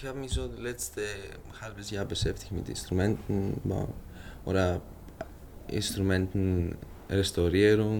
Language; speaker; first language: German; non-native, fluent; Greek